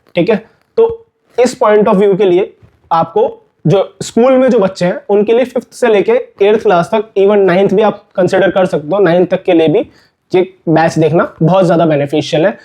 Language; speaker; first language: Hindi; native; Hindi